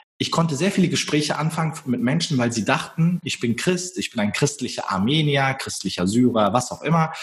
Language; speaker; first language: German; early bilingual, other home language; Turkish